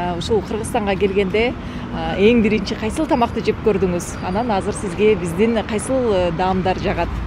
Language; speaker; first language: Kyrgyz; native; Kyrgyz